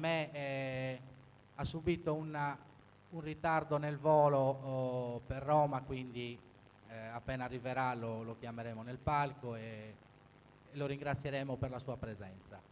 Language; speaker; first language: Italian; native; Italian